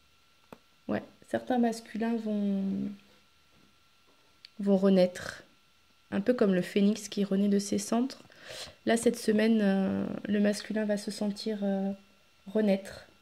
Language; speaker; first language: French; native; French